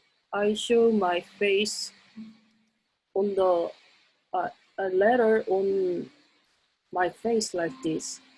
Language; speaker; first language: English; non-native, learner; Korean